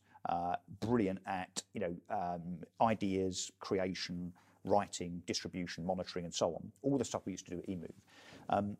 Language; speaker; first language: English; native; English